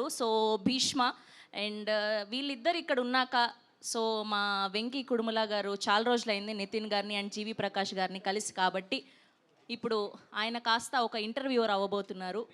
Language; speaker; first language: Telugu; native; Telugu